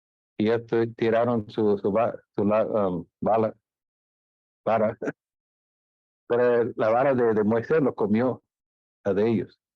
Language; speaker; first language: Spanish; non-native, fluent; English